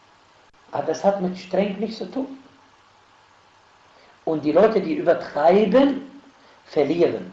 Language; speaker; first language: German; non-native, fluent; Arabic